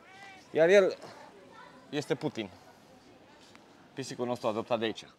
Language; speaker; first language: Romanian; native; Romanian